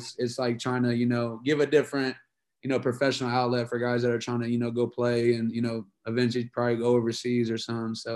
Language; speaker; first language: English; native; English